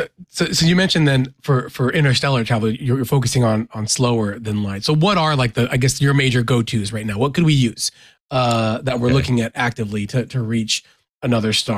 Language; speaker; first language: English; native; English